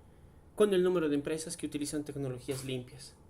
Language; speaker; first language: Spanish; native; Spanish